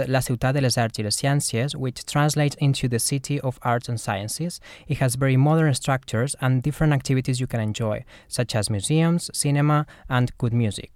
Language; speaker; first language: English; non-native, fluent; Spanish